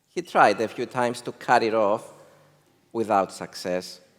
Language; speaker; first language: English; non-native, fluent; Greek